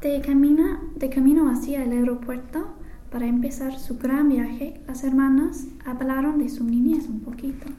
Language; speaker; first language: Spanish; non-native, fluent; English